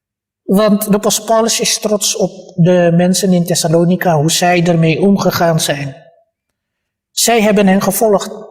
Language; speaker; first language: Dutch; early bilingual, other home language; Malay